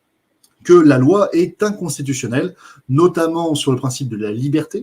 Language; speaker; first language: French; native; French